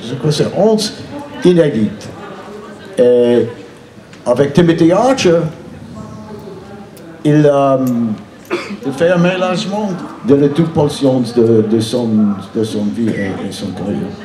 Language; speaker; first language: French; non-native, learner; English